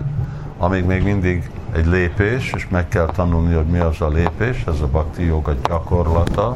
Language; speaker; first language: Hungarian; early bilingual, heritage; Hungarian